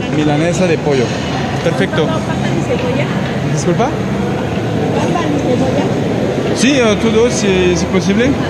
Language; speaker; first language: Spanish; non-native, learner; French